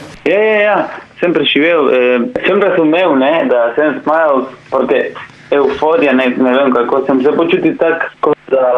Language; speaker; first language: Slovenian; non-native, learner; Spanish